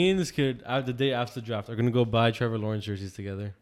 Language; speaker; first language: English; native; English